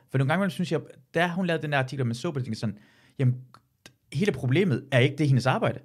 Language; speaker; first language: Danish; early bilingual, other home language; Persian